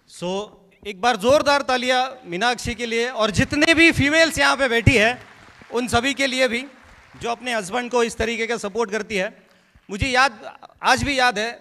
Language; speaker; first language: Hindi; non-native, local second language; Marathi